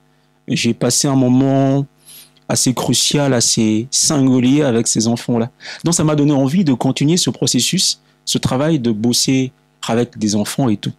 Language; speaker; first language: French; non-native, local second language; Lingala